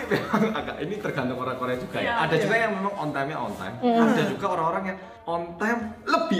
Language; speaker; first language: Indonesian; native; Indonesian